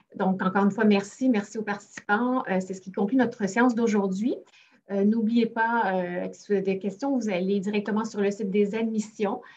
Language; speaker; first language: French; native; French